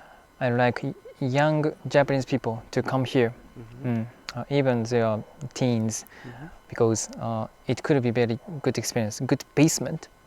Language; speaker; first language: English; non-native, fluent; Japanese